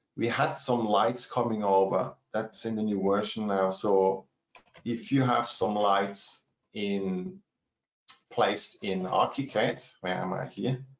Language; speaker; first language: English; non-native, fluent; German